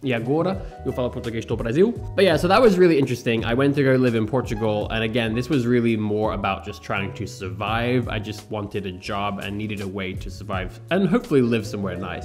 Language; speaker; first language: English; native; English